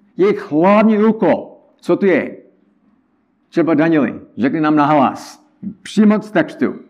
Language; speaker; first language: Czech; non-native, learner; English